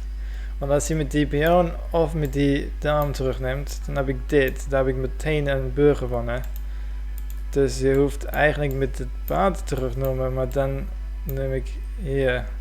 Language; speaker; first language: Dutch; non-native, fluent; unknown